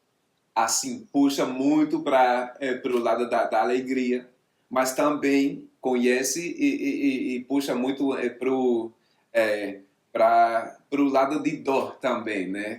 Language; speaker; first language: Portuguese; non-native, fluent; English